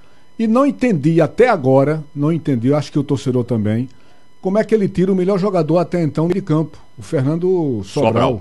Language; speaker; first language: Portuguese; native; Portuguese